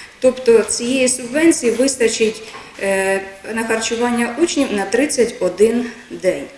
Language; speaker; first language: Ukrainian; native; Ukrainian